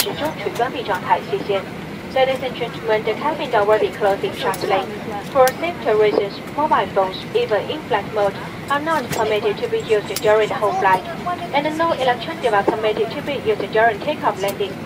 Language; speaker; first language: English; non-native, fluent; Chinese